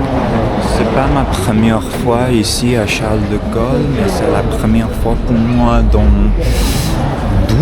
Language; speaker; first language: French; non-native, fluent; English